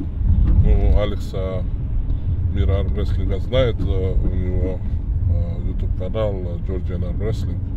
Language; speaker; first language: Russian; non-native, fluent; Georgian